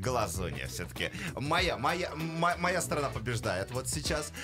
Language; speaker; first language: Russian; native; Russian